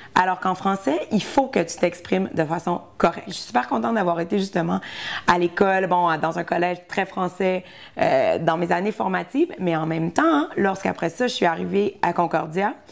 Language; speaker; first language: French; early bilingual, heritage; French